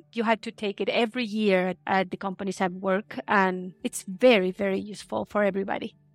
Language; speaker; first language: English; non-native, fluent; Spanish